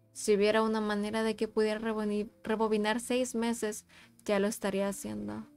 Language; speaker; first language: Spanish; native; Spanish